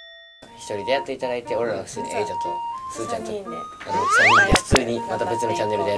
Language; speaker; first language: Japanese; native; Japanese